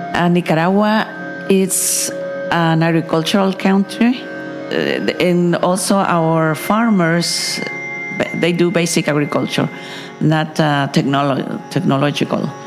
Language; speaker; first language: English; non-native, fluent; Spanish